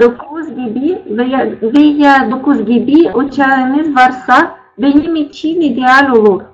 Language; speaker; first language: Turkish; non-native, learner; Russian